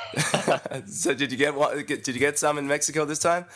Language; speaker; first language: English; non-native, fluent; Danish